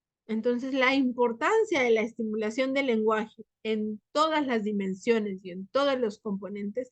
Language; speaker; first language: Spanish; native; Spanish